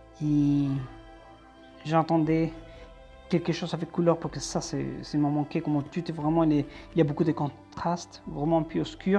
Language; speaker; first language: French; non-native, fluent; Spanish